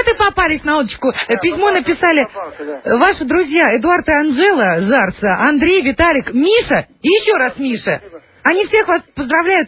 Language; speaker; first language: Russian; native; Russian